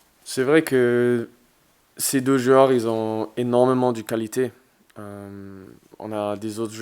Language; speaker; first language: French; non-native, fluent; German